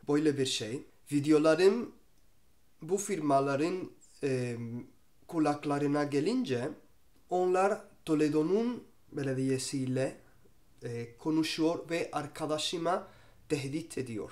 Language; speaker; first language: Turkish; non-native, learner; Spanish